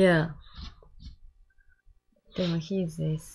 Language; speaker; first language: English; non-native, learner; Japanese